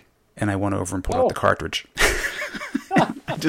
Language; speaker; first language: English; native; English